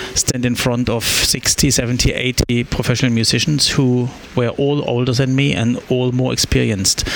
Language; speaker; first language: English; non-native, fluent; German